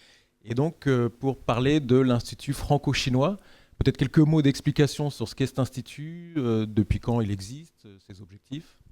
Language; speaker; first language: French; native; French